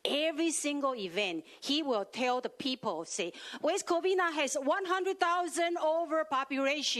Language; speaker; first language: English; non-native, learner; Chinese